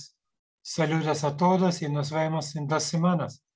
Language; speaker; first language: Spanish; non-native, fluent; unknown